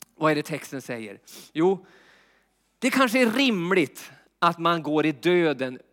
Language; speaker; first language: Swedish; native; Swedish